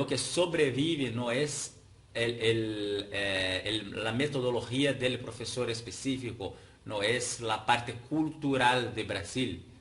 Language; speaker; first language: Spanish; non-native, fluent; Portuguese